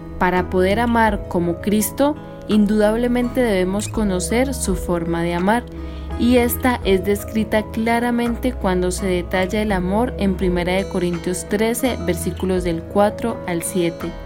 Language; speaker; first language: Spanish; native; Spanish